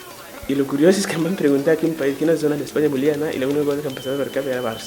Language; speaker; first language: Catalan; non-native, fluent; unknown